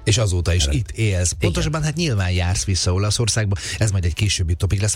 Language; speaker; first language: Hungarian; native; Hungarian